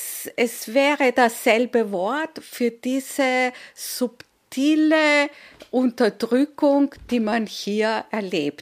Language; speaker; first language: German; early bilingual, other home language; Spanish